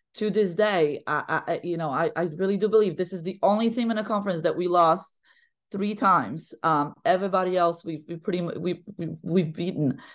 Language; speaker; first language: English; non-native, fluent; Polish